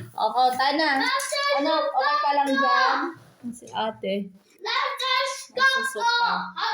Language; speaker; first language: Filipino; native; Filipino